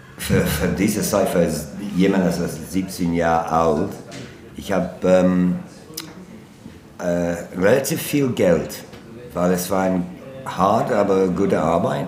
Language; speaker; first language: German; non-native, learner; English